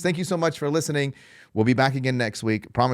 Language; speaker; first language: English; native; English